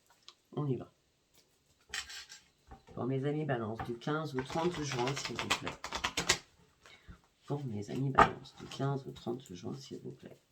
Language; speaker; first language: French; native; French